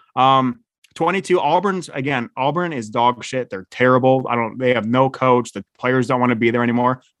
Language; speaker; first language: English; native; English